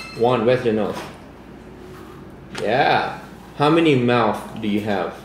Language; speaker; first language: English; non-native, fluent; Thai